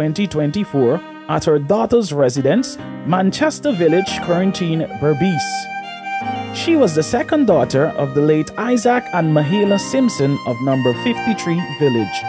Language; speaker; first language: English; native; English